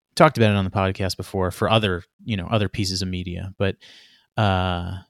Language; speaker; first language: English; native; English